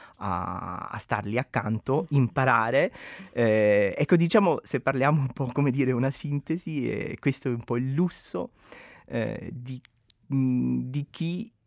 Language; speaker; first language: Italian; non-native, local second language; German